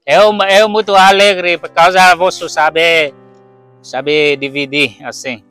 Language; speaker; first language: Portuguese; non-native, learner; Vietnamese